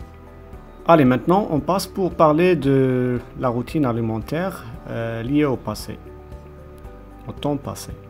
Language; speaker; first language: French; non-native, local second language; Arabic